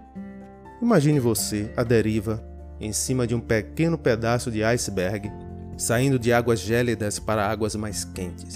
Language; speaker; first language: Portuguese; native; Portuguese